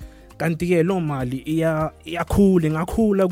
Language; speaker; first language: English; non-native, local second language; Zulu